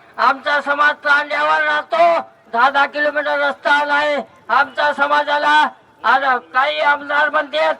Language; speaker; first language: Marathi; non-native, local second language; Lambadi